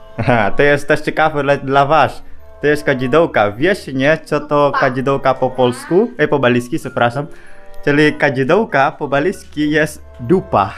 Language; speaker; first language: Polish; non-native, learner; Balinese